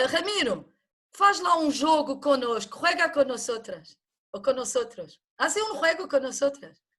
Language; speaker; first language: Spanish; non-native, fluent; Portuguese